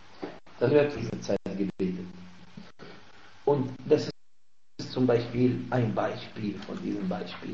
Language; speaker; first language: German; non-native, fluent; Arabic